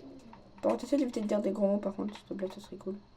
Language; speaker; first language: French; native; French